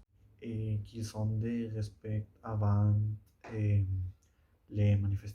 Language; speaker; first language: French; non-native, learner; Spanish